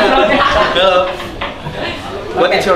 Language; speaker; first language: English; non-native, learner; Indonesian